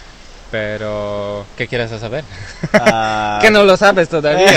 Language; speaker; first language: Spanish; non-native, learner; Polish